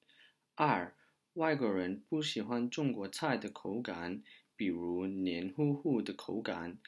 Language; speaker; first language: Chinese; non-native, learner; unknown